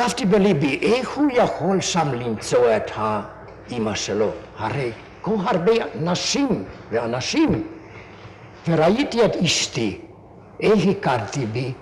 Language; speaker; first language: Hebrew; non-native, fluent; Hungarian